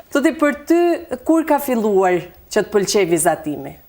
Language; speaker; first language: Albanian; native; Albanian